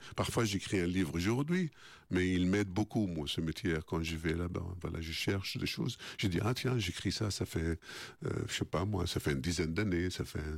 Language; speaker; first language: French; non-native, fluent; Arabic